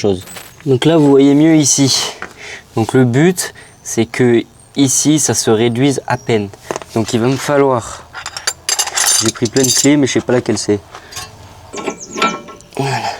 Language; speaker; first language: French; native; French